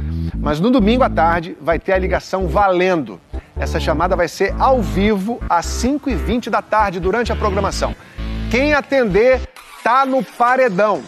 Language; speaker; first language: Portuguese; native; Portuguese